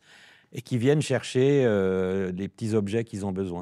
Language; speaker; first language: French; native; French